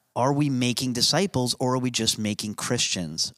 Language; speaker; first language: English; native; English